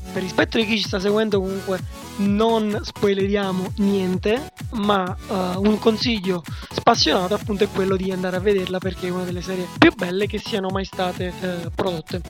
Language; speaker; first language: Italian; native; Italian